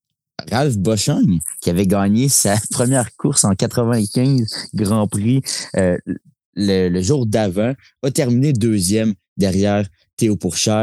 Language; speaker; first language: French; native; French